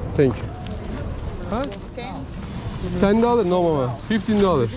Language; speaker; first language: English; non-native, learner; Turkish